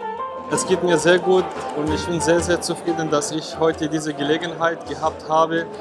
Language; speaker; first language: German; non-native, fluent; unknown